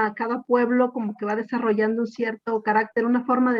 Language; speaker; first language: Spanish; native; Spanish